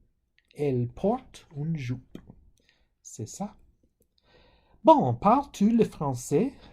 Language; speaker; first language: French; non-native, fluent; English